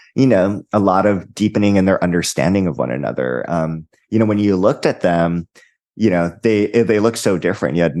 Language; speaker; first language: English; native; English